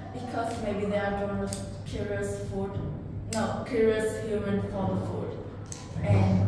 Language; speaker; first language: English; non-native, learner; Vietnamese